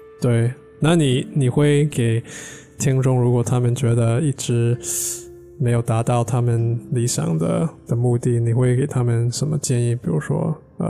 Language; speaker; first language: Chinese; non-native, fluent; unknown